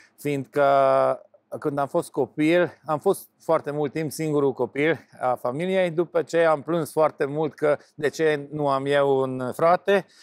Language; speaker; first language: Romanian; non-native, local second language; Hungarian